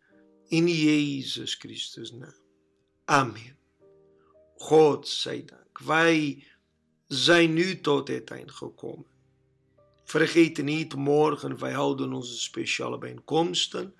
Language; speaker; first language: Dutch; non-native, learner; Portuguese